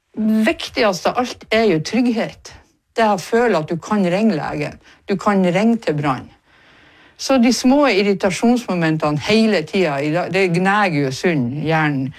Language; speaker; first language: Norwegian; native; Norwegian